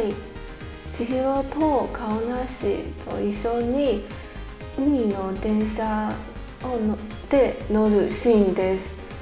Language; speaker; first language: Japanese; non-native, learner; Chinese